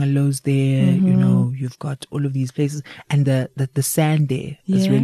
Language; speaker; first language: English; non-native, local second language; Zulu